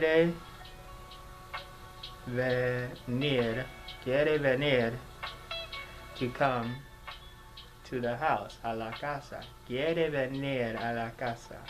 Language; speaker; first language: Spanish; non-native, learner; English